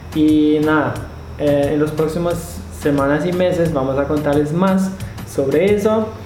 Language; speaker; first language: Spanish; non-native, learner; German